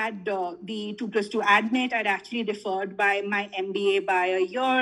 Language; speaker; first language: English; non-native, local second language; Hindi